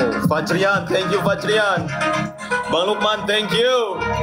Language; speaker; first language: English; non-native, fluent; Indonesian